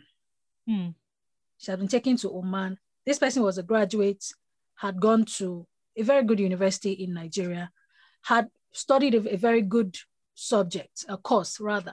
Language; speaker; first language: English; non-native, local second language; Yoruba